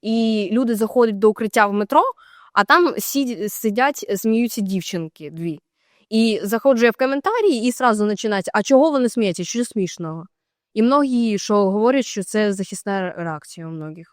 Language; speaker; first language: Ukrainian; native; Ukrainian